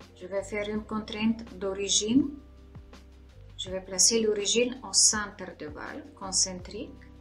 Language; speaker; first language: French; non-native, fluent; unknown